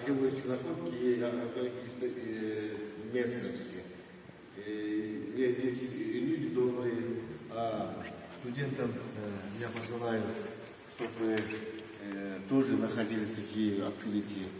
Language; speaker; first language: Russian; non-native, local second language; Kyrgyz